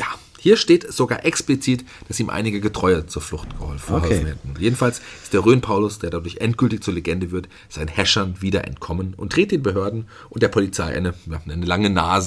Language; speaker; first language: German; native; German